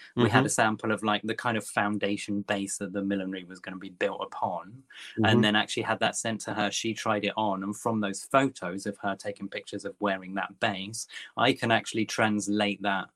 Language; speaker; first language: English; native; English